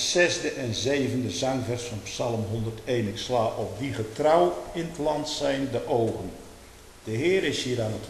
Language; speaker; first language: Dutch; native; Dutch